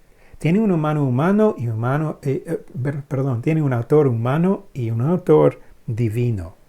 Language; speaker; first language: Spanish; non-native, fluent; English